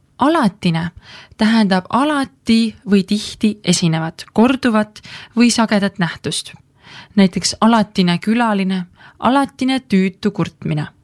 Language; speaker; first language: Estonian; native; Estonian